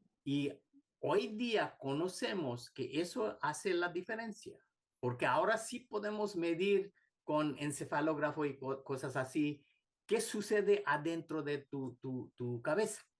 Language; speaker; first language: Spanish; non-native, fluent; Bangla